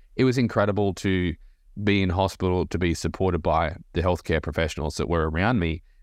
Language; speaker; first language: English; native; English